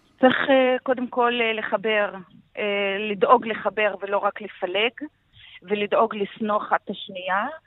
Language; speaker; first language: Hebrew; non-native, local second language; Arabic